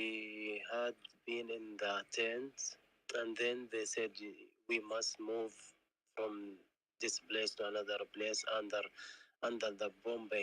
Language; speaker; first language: English; non-native, learner; Arabic